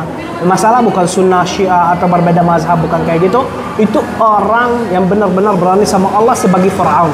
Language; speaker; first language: Indonesian; non-native, fluent; Arabic